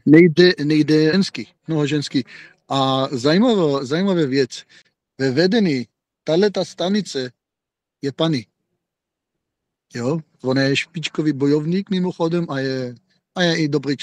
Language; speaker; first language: Czech; non-native, fluent; Hebrew